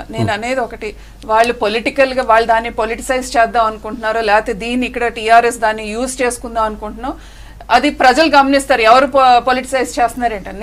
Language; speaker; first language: Telugu; native; Telugu